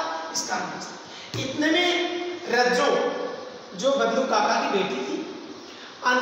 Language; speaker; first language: Hindi; native; Hindi